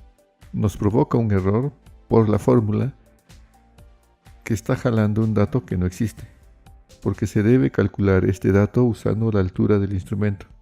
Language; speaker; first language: Spanish; native; Spanish